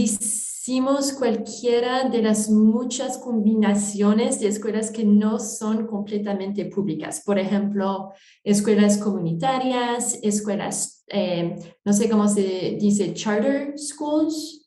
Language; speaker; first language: Spanish; non-native, fluent; French